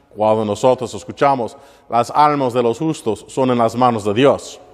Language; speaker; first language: Spanish; non-native, learner; English